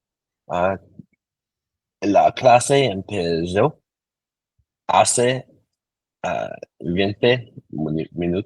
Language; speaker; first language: Spanish; non-native, learner; English